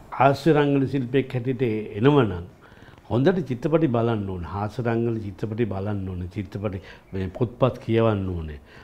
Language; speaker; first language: Sinhala; native; Sinhala